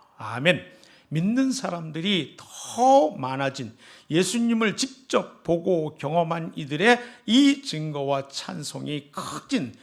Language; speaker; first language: Korean; native; Korean